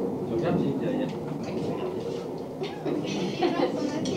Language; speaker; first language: French; native; French